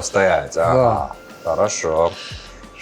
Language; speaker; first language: Russian; non-native, fluent; Armenian